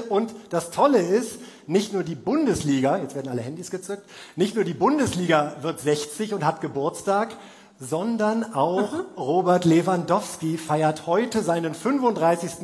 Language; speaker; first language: German; native; German